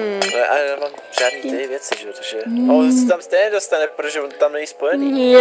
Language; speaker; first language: Czech; native; Czech